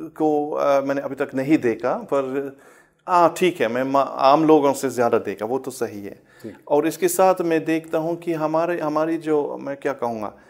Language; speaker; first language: Urdu; non-native, fluent; German